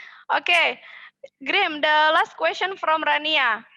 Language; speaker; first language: English; non-native, fluent; Indonesian